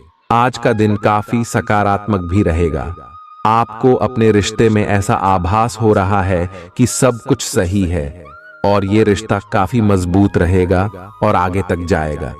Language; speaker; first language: Hindi; native; Hindi